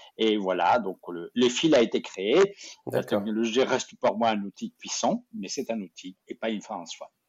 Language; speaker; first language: French; non-native, fluent; Spanish